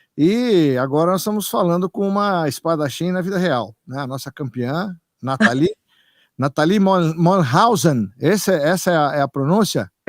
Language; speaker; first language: Portuguese; native; Portuguese